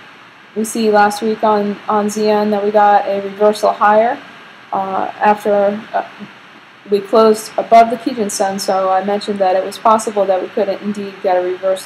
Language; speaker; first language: English; native; English